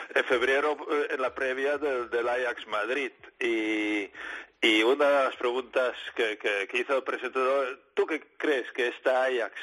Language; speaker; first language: Spanish; non-native, fluent; Dutch